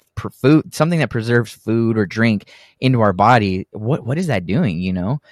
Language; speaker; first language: English; native; English